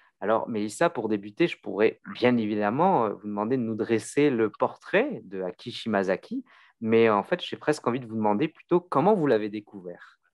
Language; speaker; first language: French; native; French